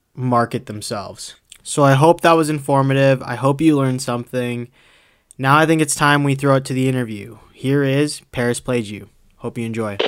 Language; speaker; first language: English; early bilingual, other home language; Filipino